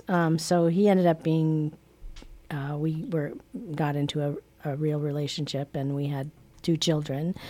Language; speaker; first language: English; native; English